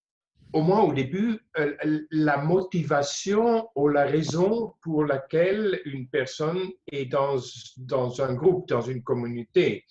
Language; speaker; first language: French; non-native, fluent; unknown